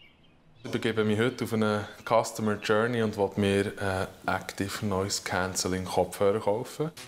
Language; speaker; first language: German; native; German